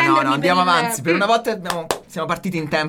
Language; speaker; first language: Italian; native; Italian